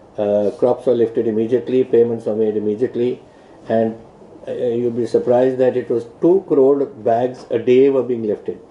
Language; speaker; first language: English; non-native, local second language; Punjabi